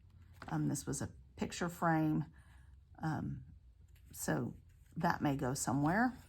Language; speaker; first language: English; native; English